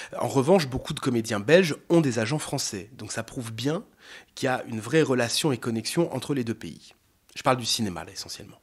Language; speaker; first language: French; native; French